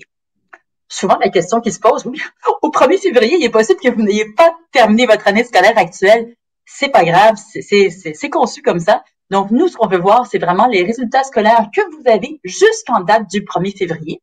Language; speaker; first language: French; native; French